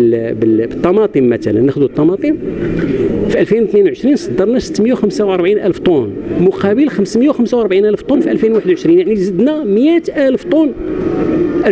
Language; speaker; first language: Arabic; native; Arabic